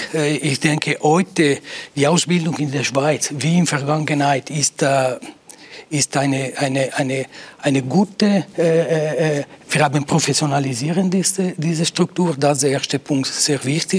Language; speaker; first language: German; non-native, local second language; Italian